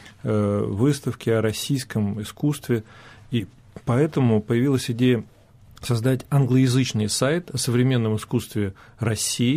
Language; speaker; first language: Russian; native; Russian